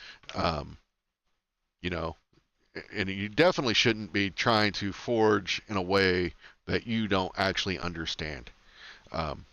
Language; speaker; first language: English; native; English